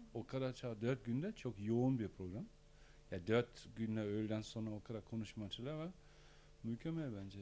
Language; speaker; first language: Turkish; non-native, learner; German